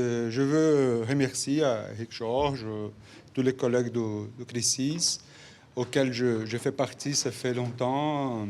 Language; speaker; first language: French; non-native, fluent; Portuguese